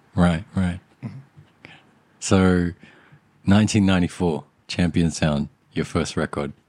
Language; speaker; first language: English; native; English